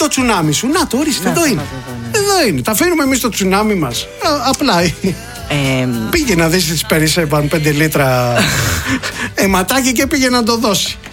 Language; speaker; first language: Greek; native; Greek